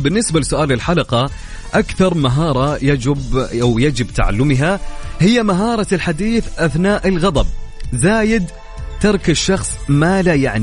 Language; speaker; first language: Arabic; native; Arabic